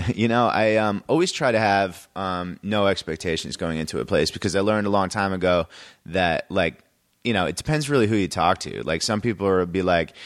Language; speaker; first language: English; native; English